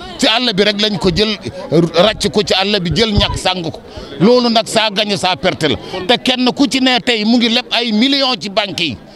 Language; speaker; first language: Wolof; native; Wolof